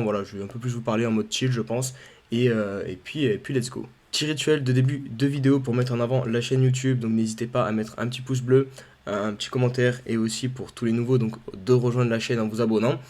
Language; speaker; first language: French; native; French